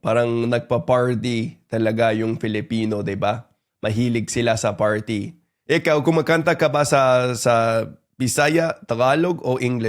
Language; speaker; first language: Filipino; non-native, fluent; English